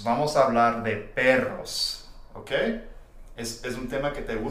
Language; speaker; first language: Spanish; non-native, fluent; English